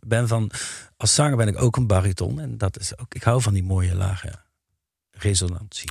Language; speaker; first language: Dutch; native; Dutch